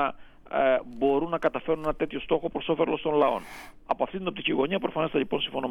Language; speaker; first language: Greek; native; Greek